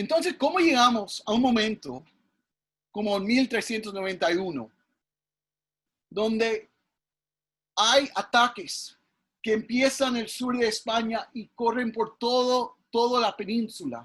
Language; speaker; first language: Spanish; early bilingual, heritage; English